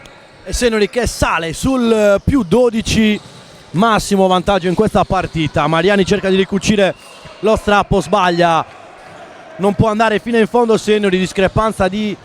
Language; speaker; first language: Italian; native; Italian